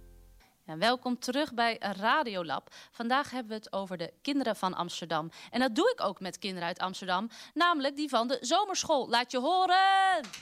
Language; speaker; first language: Dutch; native; Dutch